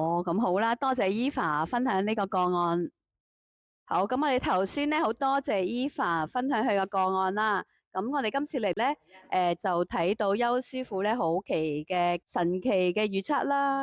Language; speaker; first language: Cantonese; native; Cantonese